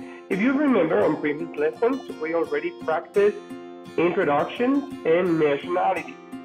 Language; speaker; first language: English; non-native, fluent; Spanish